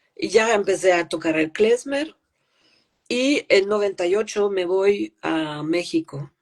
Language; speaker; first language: Spanish; non-native, fluent; French